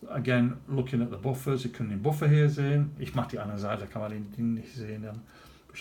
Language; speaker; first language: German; non-native, learner; English